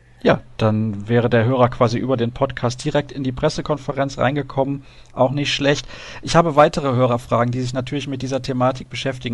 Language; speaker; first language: German; native; German